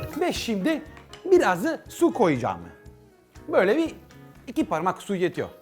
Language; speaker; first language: Turkish; non-native, learner; Italian